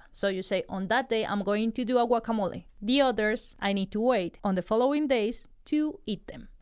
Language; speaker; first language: English; non-native, fluent; Spanish